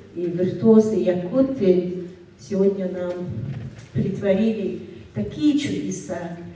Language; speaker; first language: Russian; non-native, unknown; Mongolian